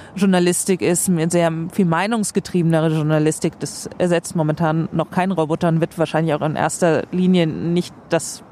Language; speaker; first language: German; non-native, fluent; Swedish